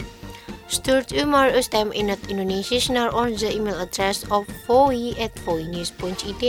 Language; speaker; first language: Dutch; non-native, learner; Indonesian